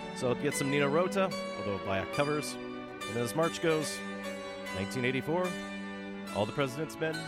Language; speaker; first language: English; early bilingual, other home language; Finnish